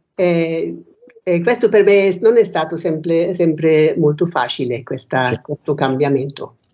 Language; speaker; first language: Italian; non-native, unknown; German